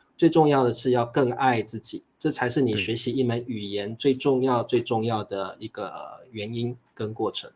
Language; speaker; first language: Chinese; native; Chinese